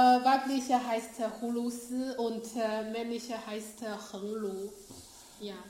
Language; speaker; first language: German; non-native, learner; Chinese